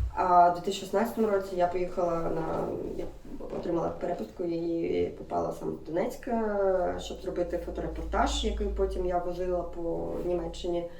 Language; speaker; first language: Ukrainian; non-native, local second language; Russian